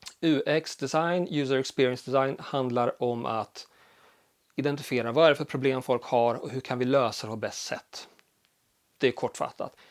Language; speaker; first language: Swedish; early bilingual, other home language; Polish